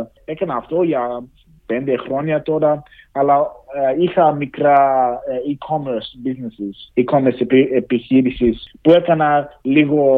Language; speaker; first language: Greek; early bilingual, heritage; English